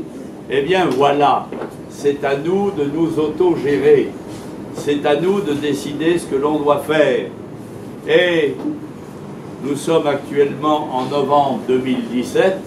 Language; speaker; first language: French; native; French